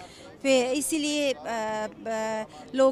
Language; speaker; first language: Hindi; non-native, fluent; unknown